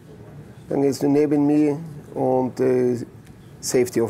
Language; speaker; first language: German; non-native, learner; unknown